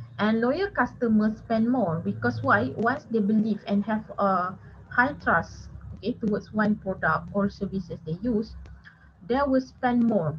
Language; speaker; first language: English; non-native, local second language; Malay